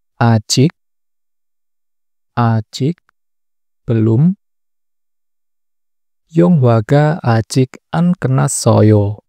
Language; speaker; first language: Korean; non-native, learner; Indonesian